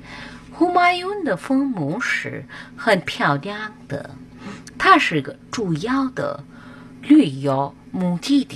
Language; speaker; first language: Chinese; non-native, fluent; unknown